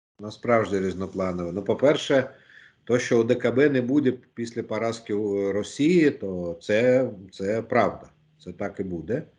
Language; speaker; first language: Ukrainian; non-native, local second language; Russian